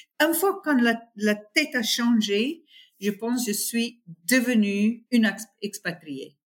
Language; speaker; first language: French; non-native, fluent; Afrikaans